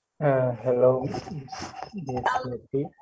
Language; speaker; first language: English; non-native, learner; Indonesian